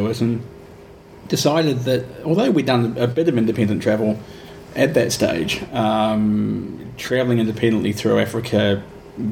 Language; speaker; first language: English; native; English